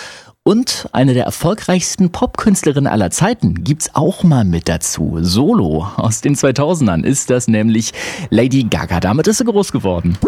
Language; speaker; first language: German; native; German